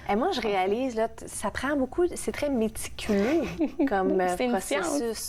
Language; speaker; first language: French; native; French